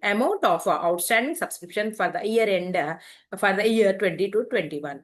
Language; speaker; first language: English; non-native, local second language; Telugu